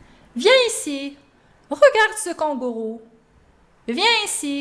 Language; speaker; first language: French; non-native, local second language; Arabic